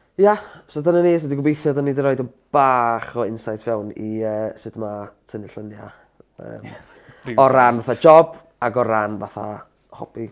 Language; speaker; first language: Welsh; native; Welsh